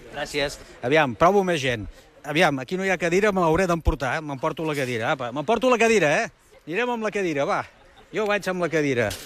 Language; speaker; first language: Catalan; native; Catalan